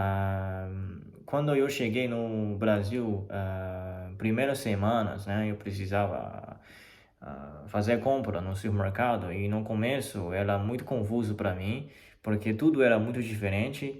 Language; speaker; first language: Portuguese; non-native, fluent; Chinese